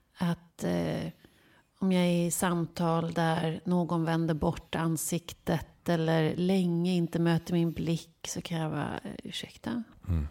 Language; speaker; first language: Swedish; native; Swedish